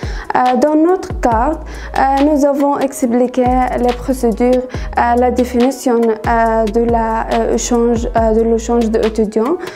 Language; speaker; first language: French; non-native, learner; Arabic